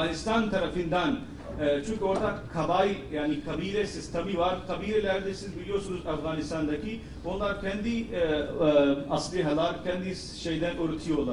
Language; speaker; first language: Turkish; non-native, fluent; Urdu